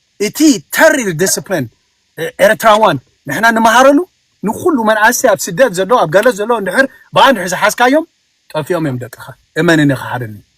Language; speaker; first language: Tigrinya; early bilingual, heritage; Tigrinya